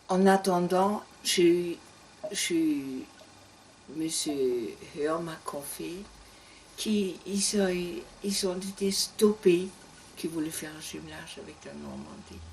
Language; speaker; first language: French; non-native, learner; German